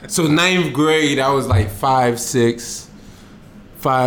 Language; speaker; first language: English; native; English